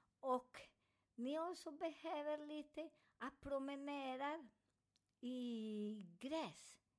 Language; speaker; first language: Swedish; non-native, fluent; Spanish